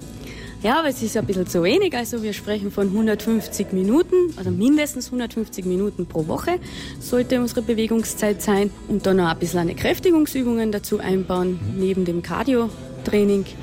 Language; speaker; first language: German; native; German